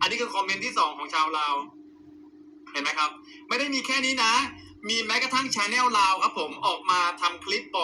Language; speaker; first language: Thai; native; Thai